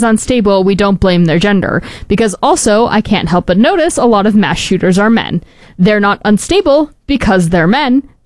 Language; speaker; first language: English; native; English